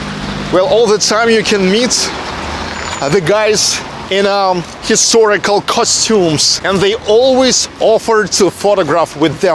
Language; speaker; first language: English; non-native, fluent; Russian